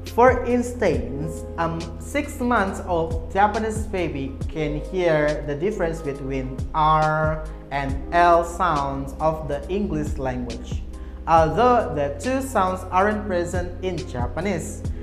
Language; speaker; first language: English; non-native, fluent; Indonesian